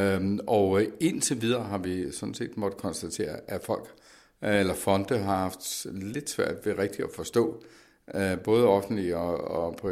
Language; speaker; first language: Danish; native; Danish